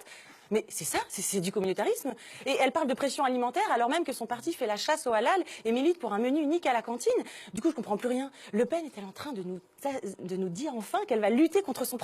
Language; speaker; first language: French; native; French